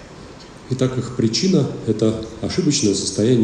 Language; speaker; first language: Russian; native; Russian